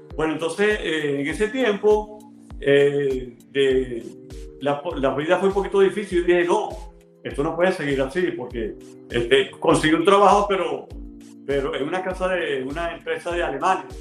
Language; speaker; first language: Spanish; native; Spanish